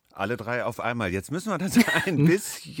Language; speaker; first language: German; native; German